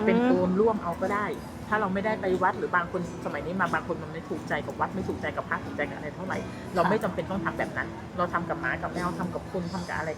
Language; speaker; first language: Thai; native; Thai